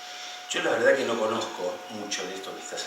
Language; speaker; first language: Spanish; native; Spanish